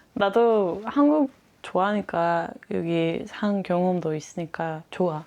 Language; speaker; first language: Korean; non-native, fluent; Dutch